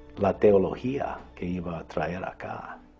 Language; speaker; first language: Spanish; non-native, fluent; English